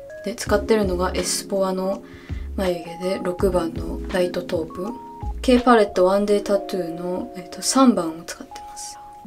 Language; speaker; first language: Japanese; early bilingual, heritage; Japanese